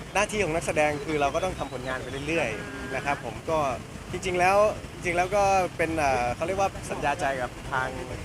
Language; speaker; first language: Thai; native; Thai